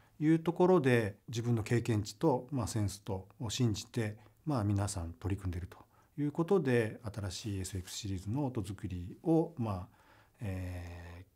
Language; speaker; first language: Japanese; native; Japanese